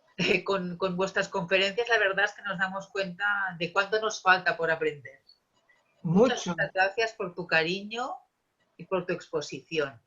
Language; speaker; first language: Spanish; native; Spanish